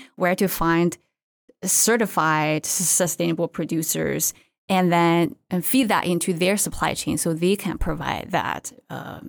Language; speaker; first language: English; non-native, fluent; Chinese